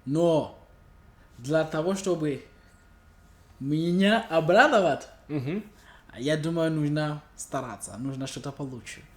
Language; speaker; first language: Russian; non-native, learner; English